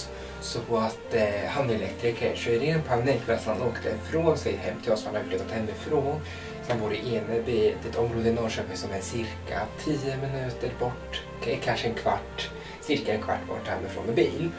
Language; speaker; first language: Swedish; native; Swedish